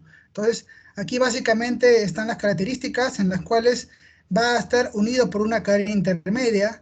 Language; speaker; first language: Spanish; native; Spanish